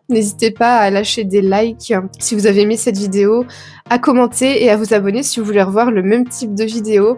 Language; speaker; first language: French; native; French